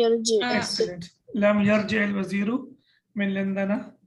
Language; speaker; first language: Arabic; non-native, fluent; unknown